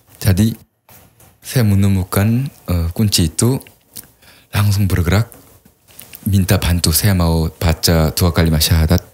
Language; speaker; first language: Indonesian; non-native, fluent; Korean